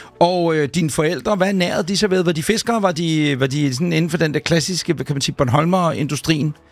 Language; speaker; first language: Danish; native; Danish